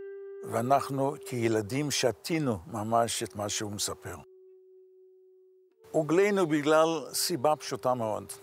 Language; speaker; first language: Hebrew; non-native, fluent; Yiddish